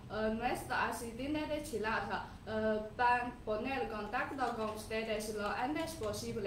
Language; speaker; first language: Spanish; non-native, learner; Chinese